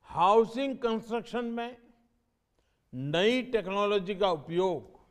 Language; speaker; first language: Hindi; non-native, local second language; Gujarati